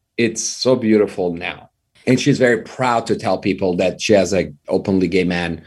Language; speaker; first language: English; non-native, fluent; Persian